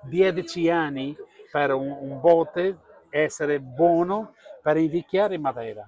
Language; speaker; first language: Italian; non-native, learner; Portuguese